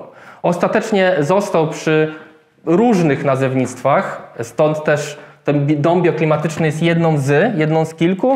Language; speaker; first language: Polish; native; Polish